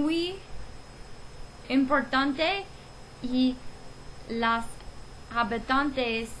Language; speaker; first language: Spanish; non-native, learner; English